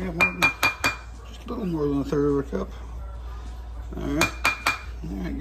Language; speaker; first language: English; native; English